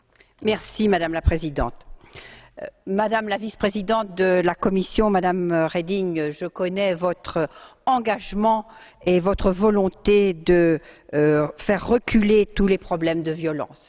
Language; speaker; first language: French; native; French